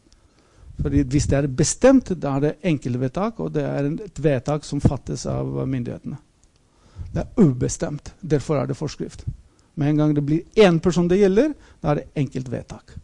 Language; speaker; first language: Norwegian; non-native, fluent; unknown